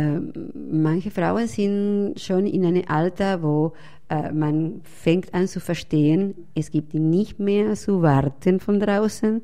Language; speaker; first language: German; non-native, fluent; Spanish